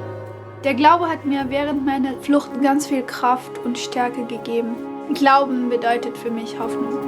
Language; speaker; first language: German; non-native, fluent; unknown